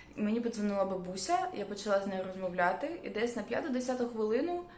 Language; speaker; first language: Ukrainian; non-native, local second language; Russian